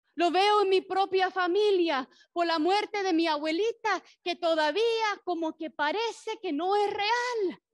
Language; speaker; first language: Spanish; non-native, fluent; English